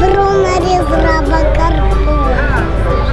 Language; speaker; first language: Russian; early bilingual, heritage; Russian